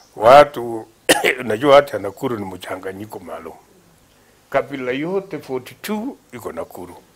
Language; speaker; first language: Swahili; non-native, local second language; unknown